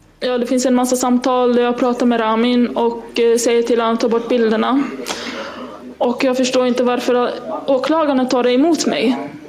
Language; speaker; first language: Swedish; early bilingual, other home language; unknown